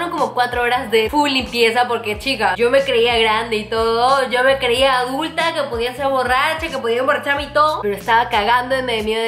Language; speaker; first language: Spanish; native; Spanish